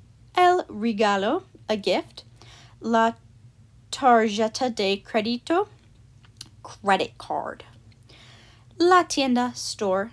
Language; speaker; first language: Spanish; non-native, learner; English